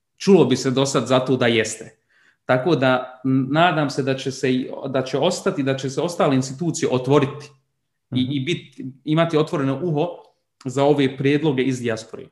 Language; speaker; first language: Croatian; early bilingual, heritage; Bosnian